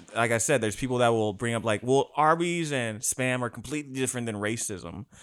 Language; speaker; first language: English; native; English